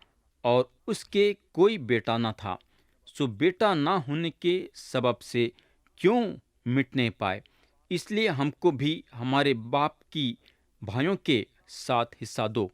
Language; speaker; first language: Urdu; native; Urdu